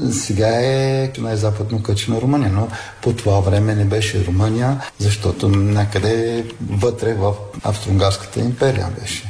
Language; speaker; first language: Bulgarian; early bilingual, heritage; Bulgarian